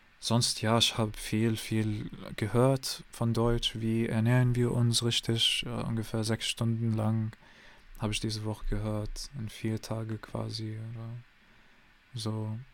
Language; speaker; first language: German; non-native, learner; English